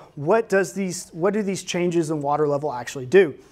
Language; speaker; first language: English; native; English